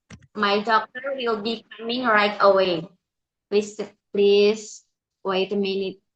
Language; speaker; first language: English; non-native, learner; Indonesian